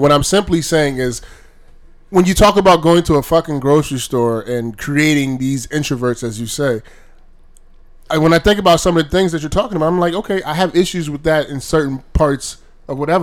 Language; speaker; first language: English; native; English